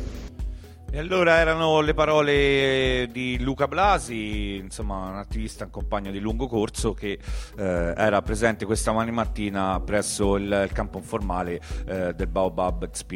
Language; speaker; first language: Italian; native; Italian